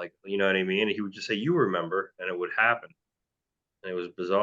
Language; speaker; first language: English; native; English